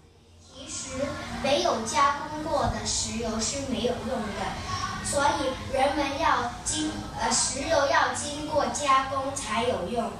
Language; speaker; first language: Chinese; non-native, local second language; Cantonese